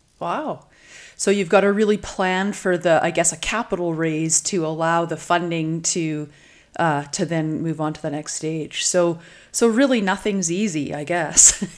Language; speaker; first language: English; native; English